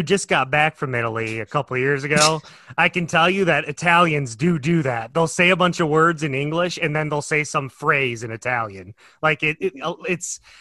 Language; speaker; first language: English; native; English